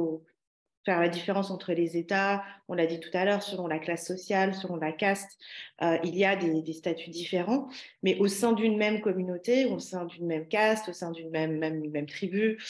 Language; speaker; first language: French; native; French